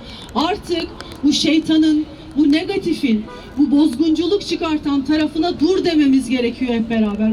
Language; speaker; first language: Turkish; native; Turkish